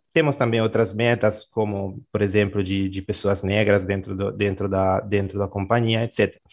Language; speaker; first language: Portuguese; non-native, fluent; Italian